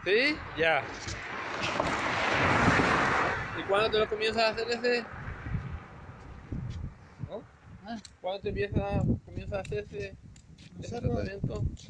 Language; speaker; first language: Spanish; native; Spanish